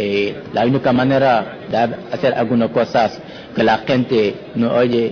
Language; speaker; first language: Spanish; non-native, fluent; Wolof